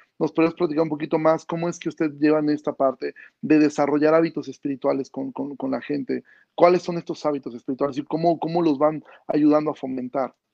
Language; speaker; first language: Spanish; native; Spanish